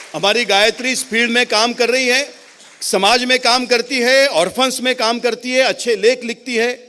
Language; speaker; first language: Hindi; non-native, local second language; Marathi